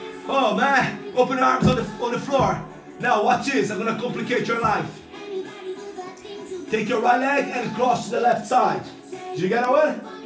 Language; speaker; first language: English; non-native, fluent; Portuguese